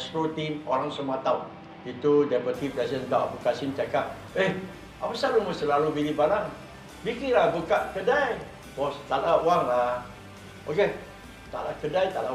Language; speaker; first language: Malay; non-native, local second language; Chinese